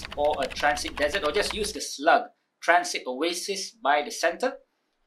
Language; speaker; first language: English; non-native, local second language; Malay